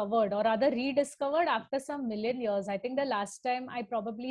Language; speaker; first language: English; non-native, local second language; Tamil